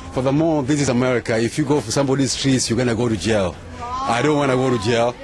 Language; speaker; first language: English; non-native, local second language; Luo (Kenya and Tanzania)